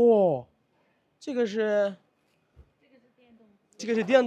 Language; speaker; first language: Chinese; non-native, learner; Bangla